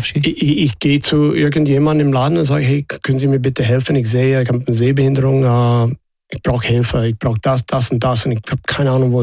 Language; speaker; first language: German; non-native, fluent; English